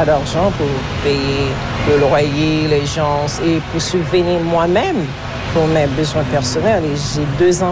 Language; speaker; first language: French; non-native, local second language; Haitian Creole